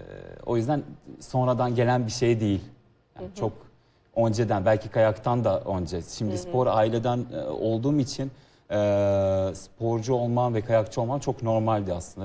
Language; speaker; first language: Turkish; non-native, fluent; Serbian